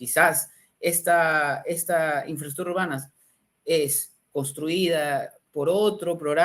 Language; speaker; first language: Spanish; native; Spanish